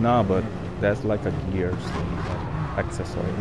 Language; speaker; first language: English; non-native, learner; Portuguese